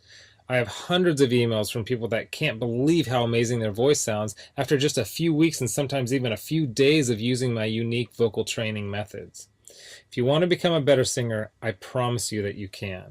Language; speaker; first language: English; native; English